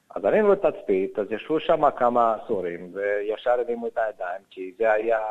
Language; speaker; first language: Hebrew; non-native, fluent; Romanian